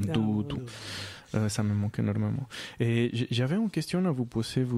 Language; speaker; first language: French; non-native, fluent; Spanish